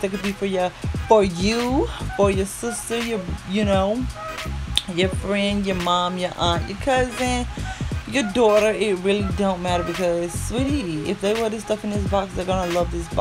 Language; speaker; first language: English; native; English